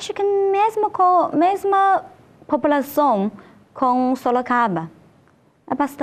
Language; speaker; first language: Portuguese; non-native, learner; Chinese